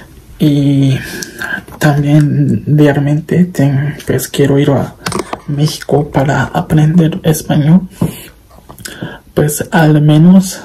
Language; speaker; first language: Spanish; non-native, learner; Japanese